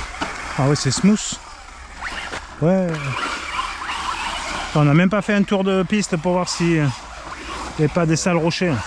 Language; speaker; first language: French; native; French